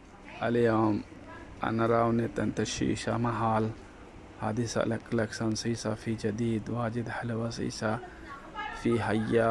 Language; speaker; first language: Arabic; non-native, learner; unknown